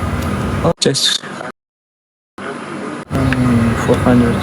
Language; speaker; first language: English; non-native, fluent; Uzbek